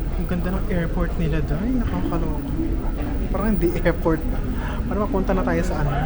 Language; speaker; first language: Filipino; native; Filipino